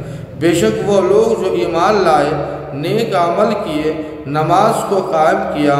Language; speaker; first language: Urdu; native; Urdu